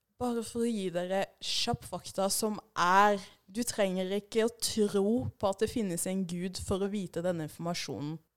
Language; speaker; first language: Norwegian; early bilingual, other home language; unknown